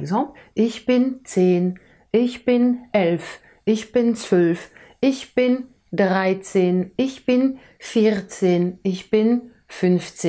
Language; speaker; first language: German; non-native, fluent; French